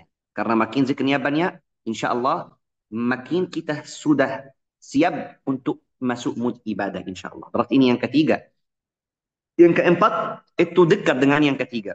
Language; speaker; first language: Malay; non-native, fluent; Arabic